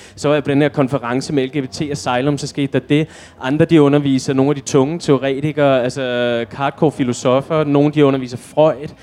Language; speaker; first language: Danish; native; Danish